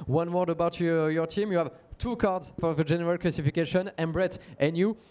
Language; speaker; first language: English; non-native, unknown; French